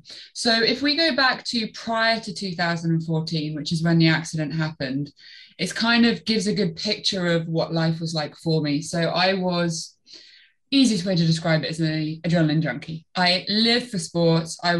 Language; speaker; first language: English; native; English